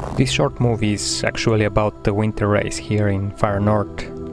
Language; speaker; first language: English; non-native, fluent; Bulgarian